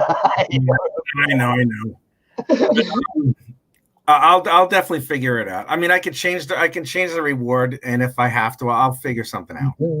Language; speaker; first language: English; native; English